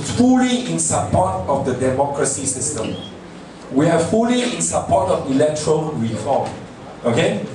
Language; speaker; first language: English; non-native, local second language; Min Nan Chinese